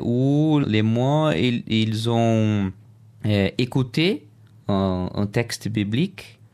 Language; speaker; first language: French; non-native, learner; Portuguese